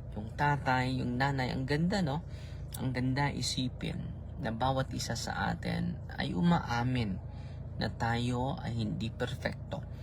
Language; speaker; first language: Filipino; non-native, local second language; Cebuano